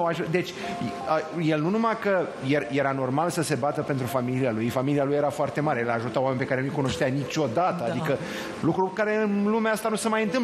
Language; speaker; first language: Romanian; native; Romanian